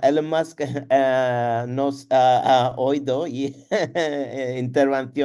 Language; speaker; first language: Spanish; non-native, learner; Turkish